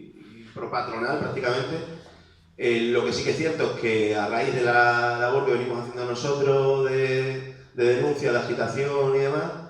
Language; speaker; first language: Spanish; native; Spanish